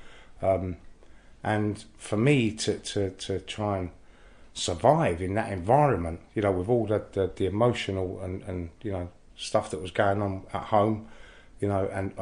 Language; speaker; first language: English; native; English